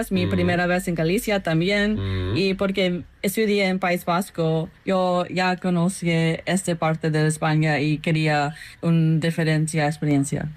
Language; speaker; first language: Spanish; non-native, learner; English